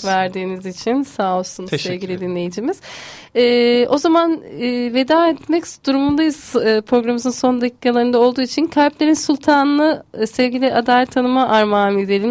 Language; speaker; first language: Turkish; native; Turkish